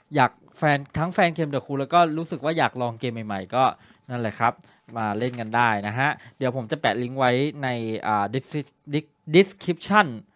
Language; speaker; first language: Thai; native; Thai